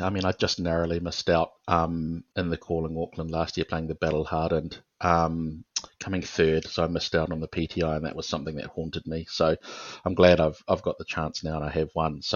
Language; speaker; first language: English; native; English